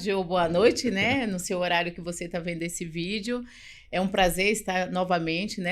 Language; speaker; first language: Portuguese; native; Portuguese